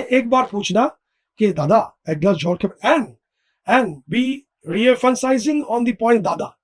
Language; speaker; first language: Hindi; non-native, local second language; Bangla